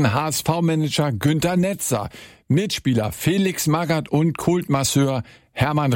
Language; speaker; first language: German; native; German